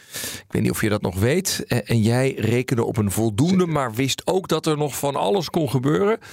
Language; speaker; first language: Dutch; native; Dutch